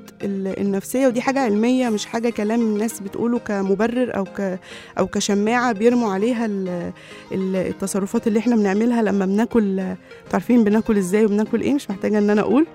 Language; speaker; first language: Arabic; native; Arabic